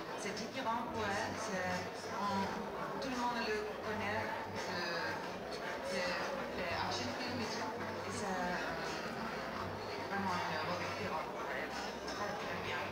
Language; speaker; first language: French; non-native, fluent; Dutch